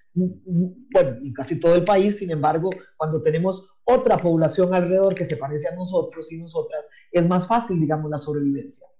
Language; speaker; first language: Spanish; non-native, local second language; English